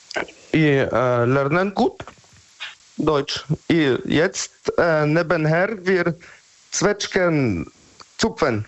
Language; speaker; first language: German; non-native, learner; Polish